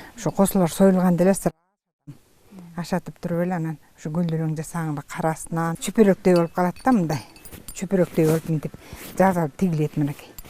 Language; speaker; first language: Kyrgyz; native; Kyrgyz